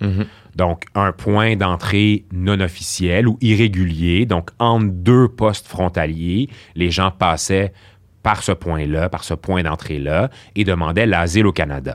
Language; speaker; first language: French; early bilingual, other home language; Arabic